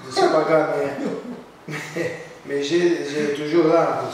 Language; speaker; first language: French; non-native, learner; Portuguese